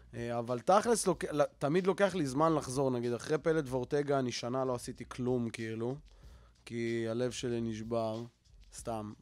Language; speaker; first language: Hebrew; native; Hebrew